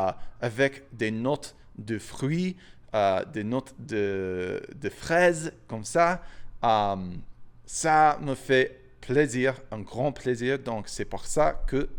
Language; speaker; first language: French; non-native, fluent; English